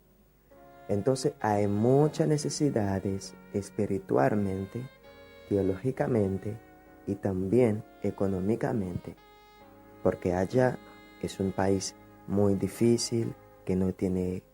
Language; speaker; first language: Spanish; non-native, fluent; Haitian Creole